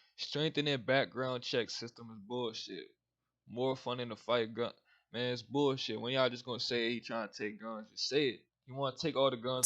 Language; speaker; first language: English; native; English